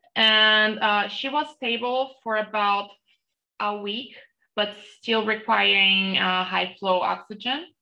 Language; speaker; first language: English; non-native, fluent; Portuguese